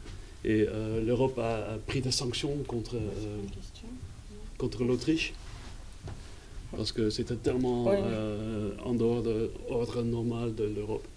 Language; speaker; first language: French; non-native, fluent; Dutch